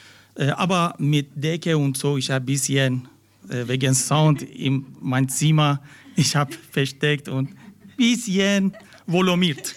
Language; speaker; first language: German; non-native, learner; Persian